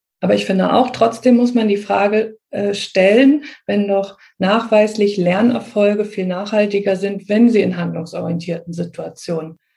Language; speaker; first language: German; native; German